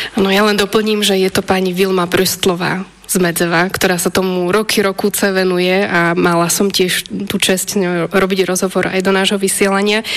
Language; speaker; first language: Slovak; native; Slovak